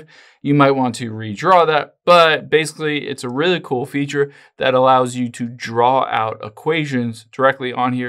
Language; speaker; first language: English; native; English